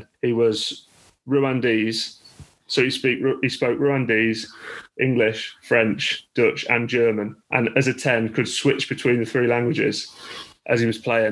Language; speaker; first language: English; native; English